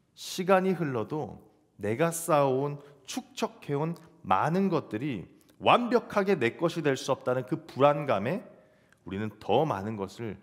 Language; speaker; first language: Korean; native; Korean